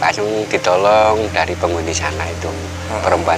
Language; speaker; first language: Indonesian; native; Indonesian